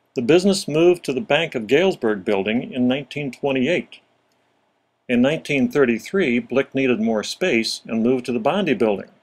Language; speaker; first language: English; native; English